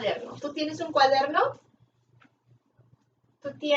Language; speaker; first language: Spanish; non-native, fluent; English